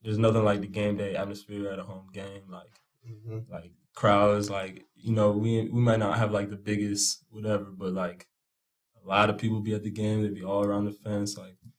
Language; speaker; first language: English; native; English